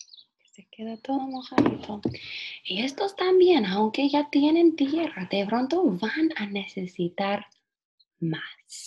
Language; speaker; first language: Spanish; non-native, fluent; English